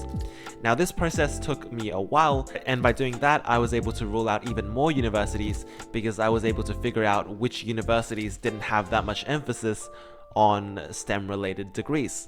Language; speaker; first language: English; early bilingual, other home language; Chinese